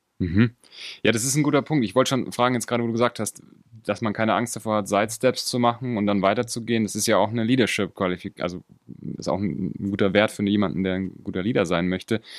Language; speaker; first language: German; native; German